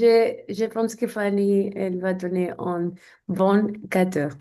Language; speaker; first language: French; non-native, learner; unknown